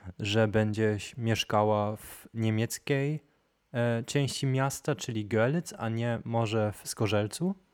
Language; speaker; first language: Polish; non-native, fluent; German